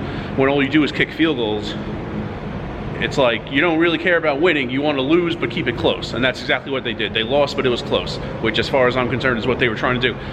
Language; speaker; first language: English; native; English